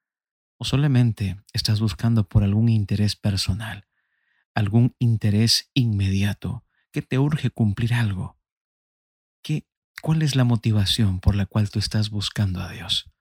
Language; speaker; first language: Spanish; native; Spanish